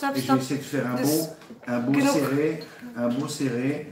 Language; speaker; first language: French; native; French